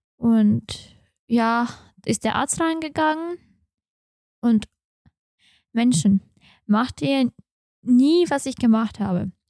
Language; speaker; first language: German; non-native, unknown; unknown